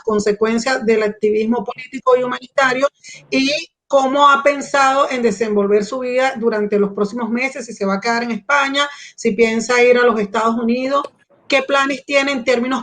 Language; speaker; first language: Spanish; native; Spanish